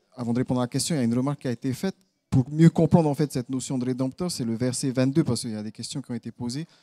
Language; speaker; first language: French; native; French